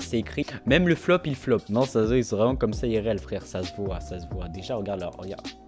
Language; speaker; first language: French; native; French